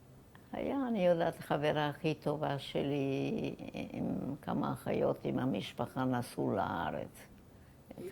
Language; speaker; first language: Hebrew; non-native, fluent; German